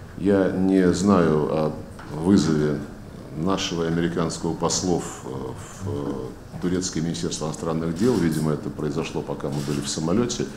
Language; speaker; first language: Russian; native; Russian